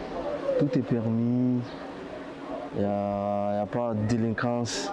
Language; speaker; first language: French; non-native, learner; Comorian